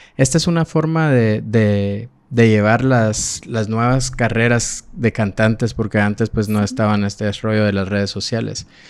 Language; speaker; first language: Spanish; native; Spanish